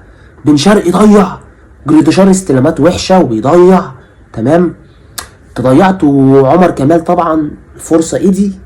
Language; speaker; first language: Arabic; native; Arabic